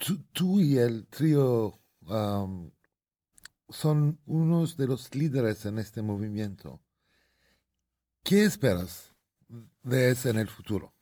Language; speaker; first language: Spanish; non-native, fluent; Arabic